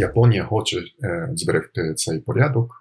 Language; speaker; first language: Ukrainian; non-native, fluent; Japanese